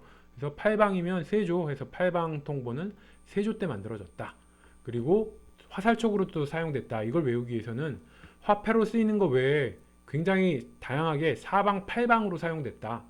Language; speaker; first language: Korean; native; Korean